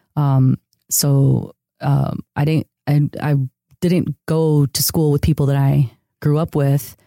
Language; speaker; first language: English; early bilingual, other home language; Spanish